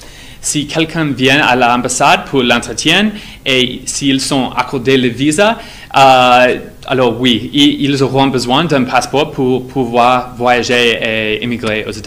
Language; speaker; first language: French; non-native, fluent; English